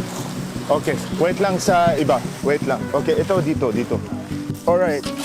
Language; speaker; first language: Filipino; non-native, learner; Arabic